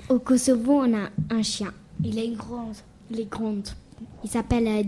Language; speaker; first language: French; non-native, learner; Albanian